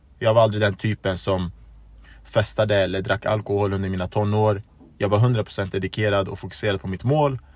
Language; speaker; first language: Swedish; early bilingual, other home language; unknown